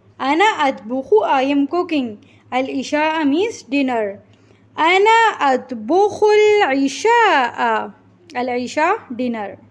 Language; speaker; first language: Arabic; non-native, fluent; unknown